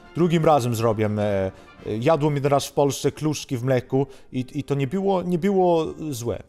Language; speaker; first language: Polish; non-native, fluent; Swedish